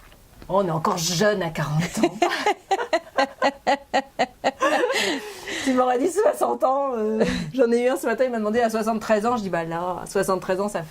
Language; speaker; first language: French; native; French